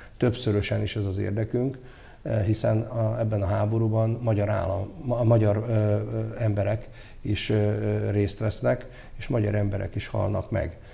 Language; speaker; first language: Hungarian; native; Hungarian